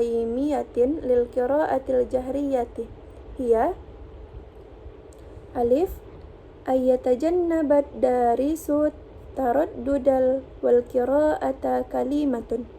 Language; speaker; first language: Arabic; non-native, learner; Indonesian